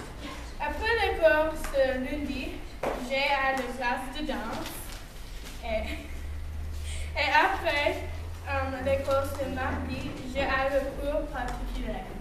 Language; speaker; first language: French; non-native, learner; English